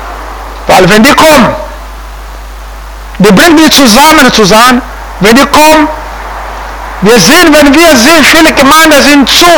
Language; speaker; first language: German; non-native, fluent; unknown